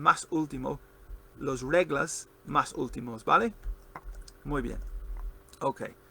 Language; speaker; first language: Spanish; non-native, learner; English